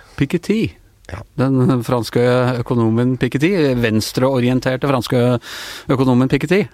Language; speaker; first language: Norwegian; native; Norwegian